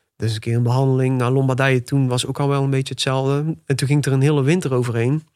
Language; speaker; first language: Dutch; native; Dutch